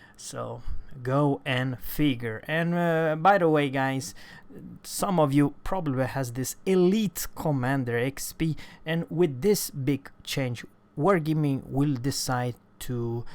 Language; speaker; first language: English; non-native, fluent; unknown